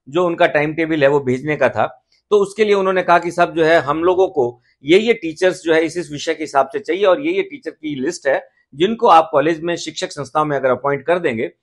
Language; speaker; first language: Hindi; native; Hindi